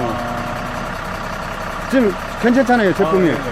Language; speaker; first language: Korean; native; Korean